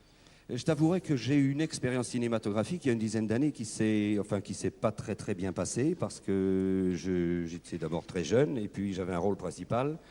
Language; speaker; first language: French; native; French